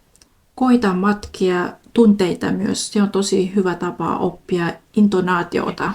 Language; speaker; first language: Finnish; non-native, fluent; Vietnamese